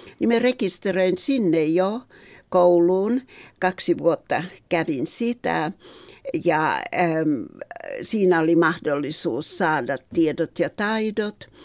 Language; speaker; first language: Finnish; native; Finnish